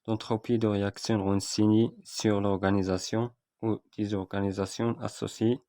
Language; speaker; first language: French; non-native, local second language; Arabic